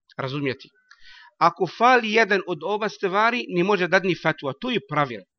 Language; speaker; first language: Bosnian; non-native, learner; Arabic